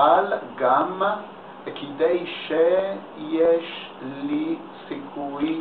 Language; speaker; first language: Hebrew; non-native, learner; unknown